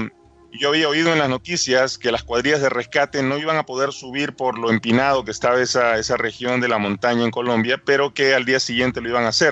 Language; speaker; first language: Spanish; native; Spanish